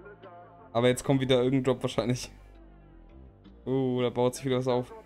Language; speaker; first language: German; native; German